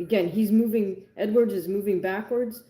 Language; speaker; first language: English; native; English